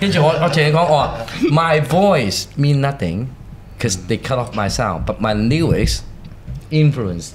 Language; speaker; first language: English; non-native, local second language; Cantonese